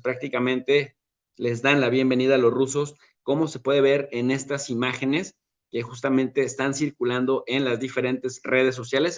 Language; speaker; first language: Spanish; native; Spanish